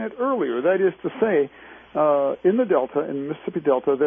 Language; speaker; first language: English; native; English